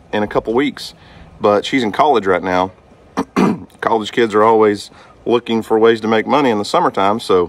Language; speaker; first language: English; native; English